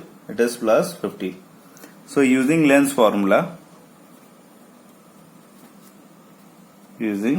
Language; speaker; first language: English; non-native, local second language; Hindi